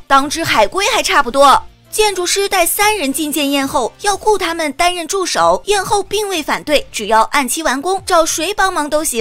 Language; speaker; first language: Chinese; native; Chinese